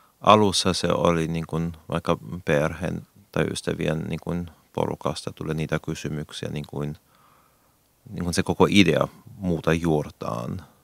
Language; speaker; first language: Finnish; non-native, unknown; German